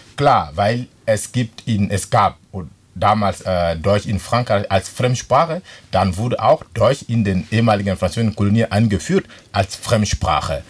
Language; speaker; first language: German; non-native, fluent; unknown